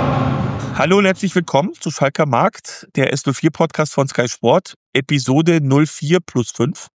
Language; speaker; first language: German; native; German